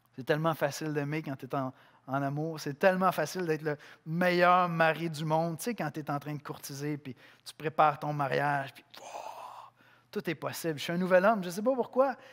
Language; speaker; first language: French; native; French